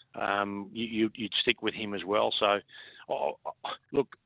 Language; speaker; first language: English; native; English